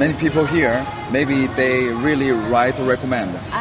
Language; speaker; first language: English; non-native, learner; Korean